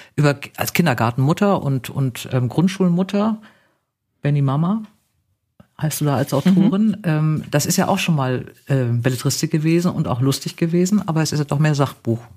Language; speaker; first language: German; native; German